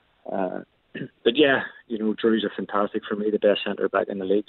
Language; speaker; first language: English; native; English